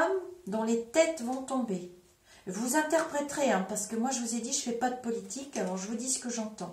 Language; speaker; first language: French; native; French